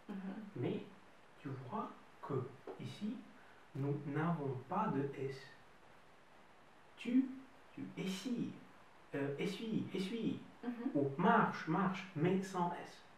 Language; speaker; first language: French; non-native, fluent; Russian